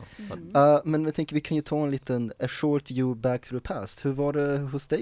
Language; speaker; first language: Swedish; native; Swedish